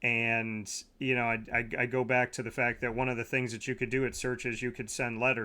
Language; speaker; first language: English; native; English